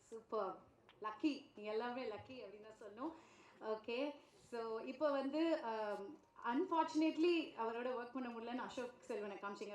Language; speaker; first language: Tamil; native; Tamil